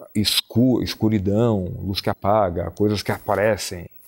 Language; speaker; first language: Portuguese; native; Portuguese